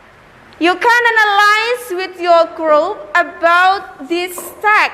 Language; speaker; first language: English; non-native, learner; Indonesian